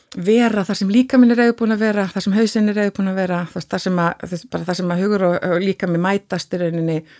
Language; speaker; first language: Icelandic; native; Icelandic